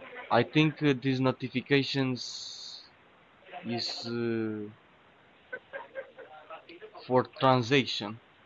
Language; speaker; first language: English; non-native, learner; Romanian